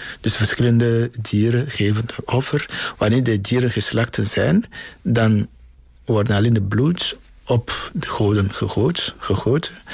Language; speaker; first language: Dutch; non-native, fluent; Ewe